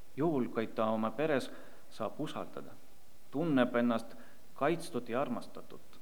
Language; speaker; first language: Estonian; non-native, local second language; Russian